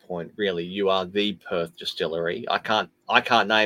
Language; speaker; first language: English; native; English